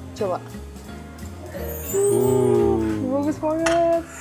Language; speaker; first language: Indonesian; non-native, fluent; Turkish